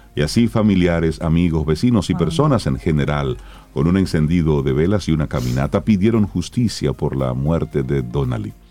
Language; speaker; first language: Spanish; native; Spanish